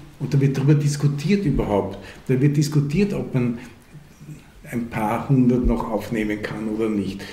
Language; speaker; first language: German; early bilingual, other home language; Hungarian